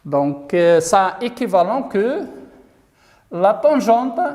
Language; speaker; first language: French; non-native, local second language; Arabic